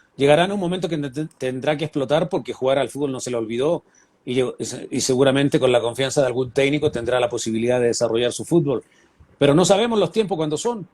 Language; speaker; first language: Spanish; native; Spanish